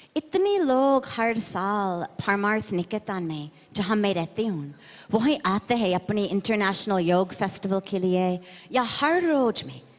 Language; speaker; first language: Hindi; non-native, fluent; English